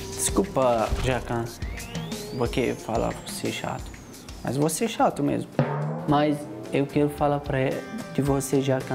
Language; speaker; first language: Portuguese; non-native, learner; Arabic